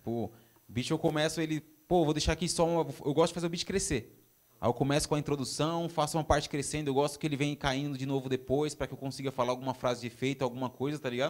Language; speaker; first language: Portuguese; native; Portuguese